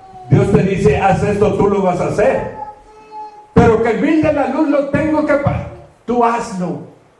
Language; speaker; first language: Spanish; native; Spanish